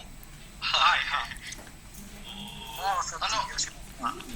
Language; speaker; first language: Japanese; non-native, learner; Indonesian